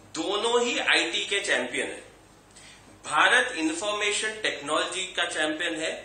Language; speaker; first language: Hindi; native; Hindi